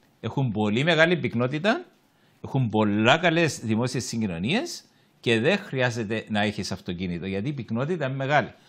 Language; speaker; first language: Greek; native; Greek